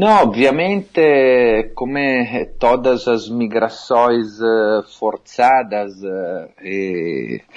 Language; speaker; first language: Portuguese; non-native, fluent; Italian